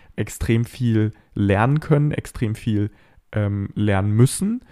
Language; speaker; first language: German; native; German